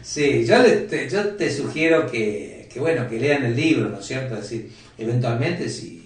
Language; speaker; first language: Spanish; native; Spanish